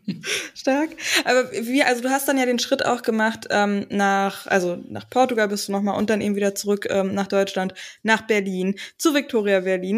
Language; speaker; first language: German; native; German